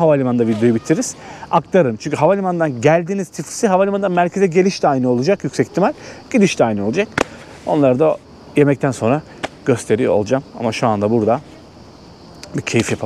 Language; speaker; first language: Turkish; native; Turkish